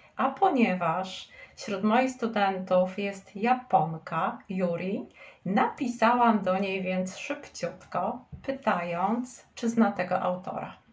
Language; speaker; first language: Polish; native; Polish